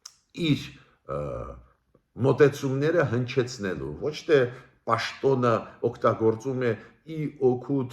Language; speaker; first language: Armenian; native; Armenian